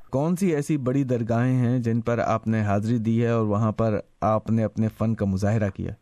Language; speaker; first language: Urdu; native; Urdu